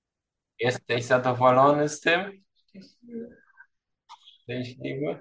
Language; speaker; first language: Polish; non-native, learner; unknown